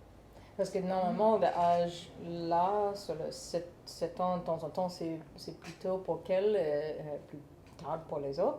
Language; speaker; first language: French; non-native, learner; English